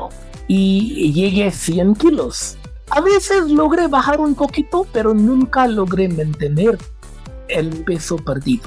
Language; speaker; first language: Spanish; non-native, fluent; Hindi